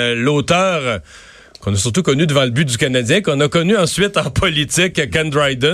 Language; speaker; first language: French; native; French